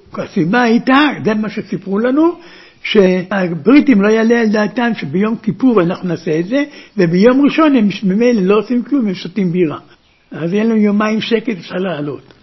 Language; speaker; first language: Hebrew; early bilingual, other home language; German